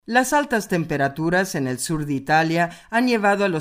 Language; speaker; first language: Spanish; native; Spanish